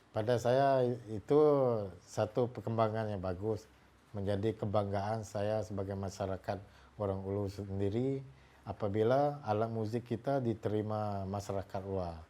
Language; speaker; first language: Malay; non-native, local second language; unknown